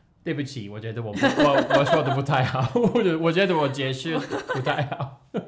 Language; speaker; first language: Chinese; non-native, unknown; English